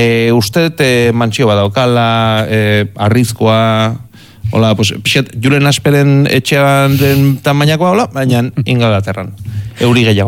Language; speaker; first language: Basque; native; Basque